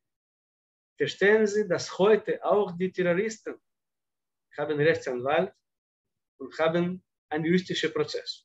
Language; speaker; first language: German; non-native, fluent; Russian